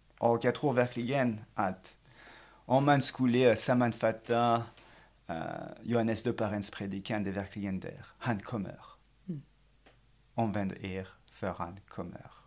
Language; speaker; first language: Swedish; non-native, fluent; French